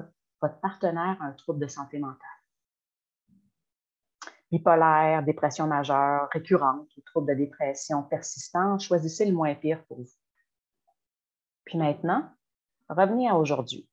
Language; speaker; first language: French; native; French